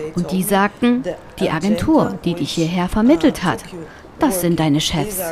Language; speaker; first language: German; non-native, fluent; Bulgarian